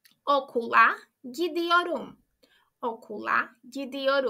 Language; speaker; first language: Turkish; non-native, fluent; Portuguese